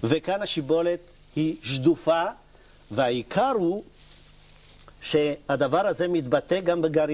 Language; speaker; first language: Hebrew; native; Hebrew